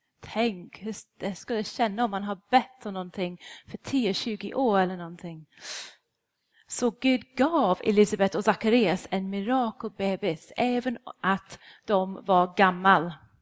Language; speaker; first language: Swedish; non-native, fluent; English